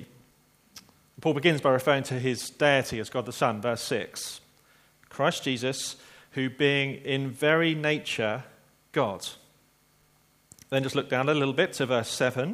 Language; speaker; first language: English; native; English